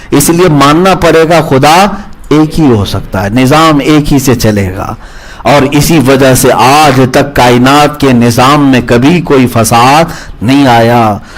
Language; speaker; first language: Urdu; native; Urdu